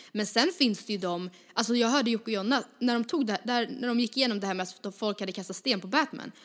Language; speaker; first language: Swedish; native; Swedish